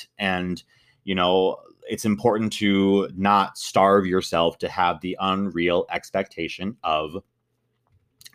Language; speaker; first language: English; native; English